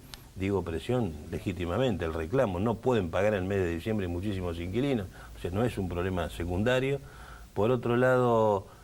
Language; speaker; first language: Spanish; native; Spanish